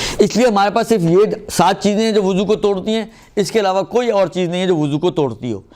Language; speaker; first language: Urdu; non-native, local second language; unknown